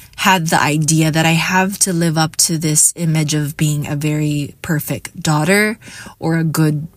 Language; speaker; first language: English; non-native, local second language; Hiligaynon